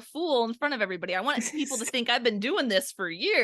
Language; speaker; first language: English; native; English